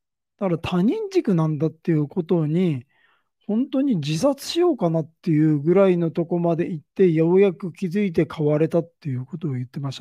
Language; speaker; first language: Japanese; native; Japanese